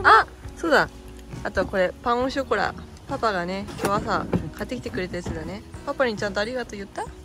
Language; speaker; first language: Japanese; native; Japanese